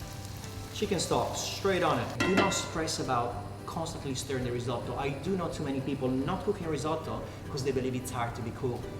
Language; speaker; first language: English; non-native, fluent; Italian